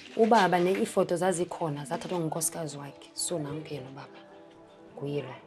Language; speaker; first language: Zulu; non-native, local second language; Xhosa